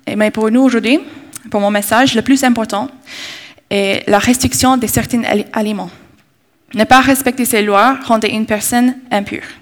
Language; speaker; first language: French; non-native, fluent; English